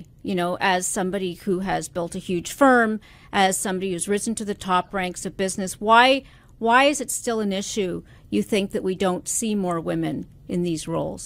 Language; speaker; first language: English; native; English